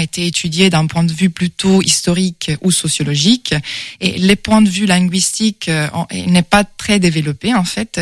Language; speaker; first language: French; non-native, fluent; Italian